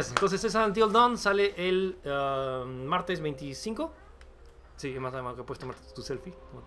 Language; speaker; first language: Spanish; native; Spanish